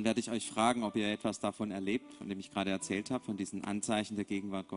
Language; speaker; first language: German; native; German